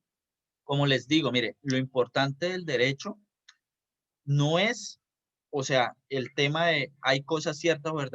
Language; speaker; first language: Spanish; native; Spanish